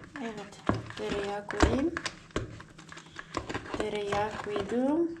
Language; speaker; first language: Turkish; non-native, learner; Indonesian